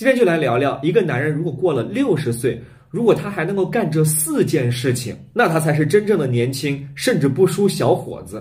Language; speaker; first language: Chinese; native; Chinese